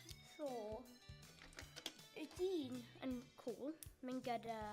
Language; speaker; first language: Welsh; non-native, local second language; English